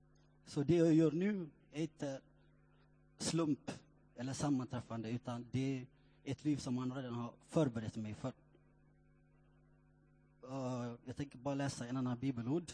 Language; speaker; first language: Swedish; non-native, fluent; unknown